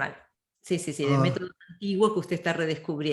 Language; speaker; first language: Spanish; native; Spanish